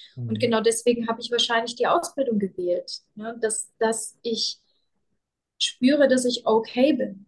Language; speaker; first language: German; early bilingual, other home language; Russian